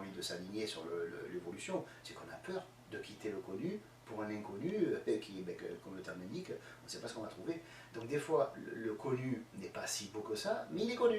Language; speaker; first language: French; native; French